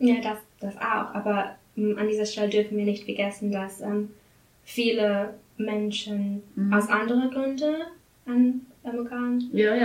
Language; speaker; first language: German; non-native, learner; English